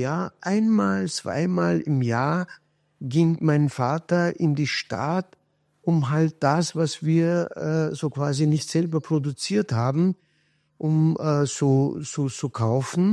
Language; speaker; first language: German; non-native, fluent; Kurdish